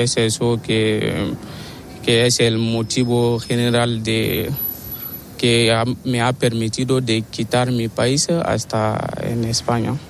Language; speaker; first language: Spanish; non-native, learner; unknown